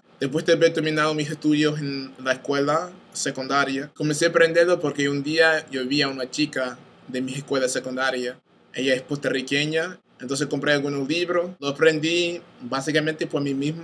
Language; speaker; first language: Spanish; non-native, fluent; English